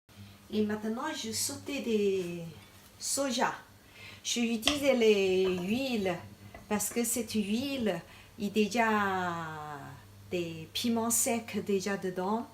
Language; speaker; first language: French; non-native, learner; Chinese